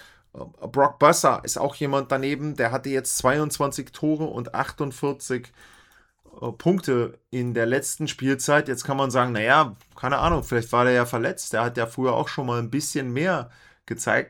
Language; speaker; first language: German; native; German